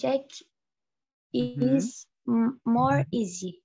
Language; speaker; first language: English; non-native, learner; Portuguese